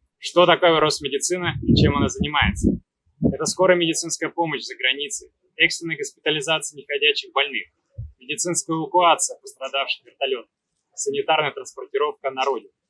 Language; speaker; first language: Russian; native; Russian